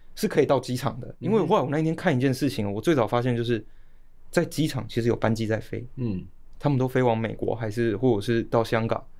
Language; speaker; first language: Chinese; native; Chinese